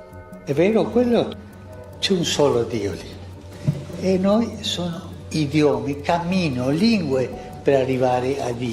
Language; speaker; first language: Italian; non-native, fluent; Spanish